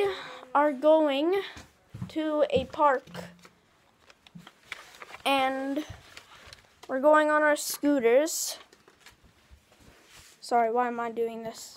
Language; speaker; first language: English; native; English